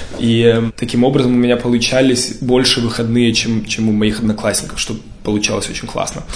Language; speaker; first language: Russian; early bilingual, heritage; Russian